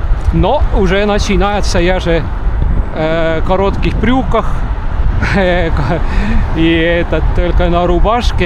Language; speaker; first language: Russian; non-native, local second language; Estonian